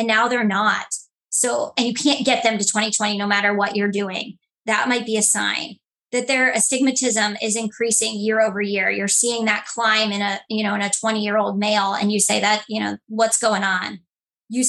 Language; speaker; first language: English; native; English